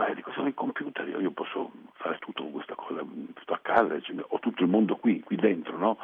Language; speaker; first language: Italian; early bilingual, other home language; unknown